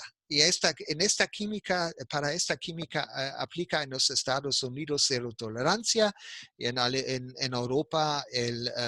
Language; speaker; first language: Spanish; non-native, fluent; German